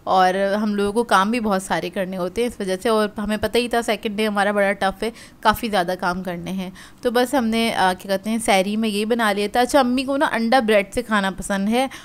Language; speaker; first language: Hindi; native; Hindi